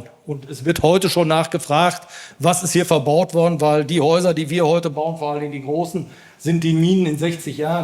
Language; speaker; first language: German; native; German